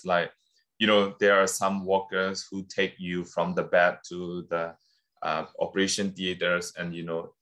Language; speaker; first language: English; non-native, fluent; Burmese